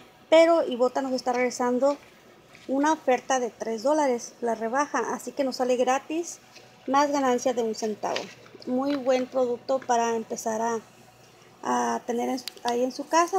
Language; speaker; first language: Spanish; native; Spanish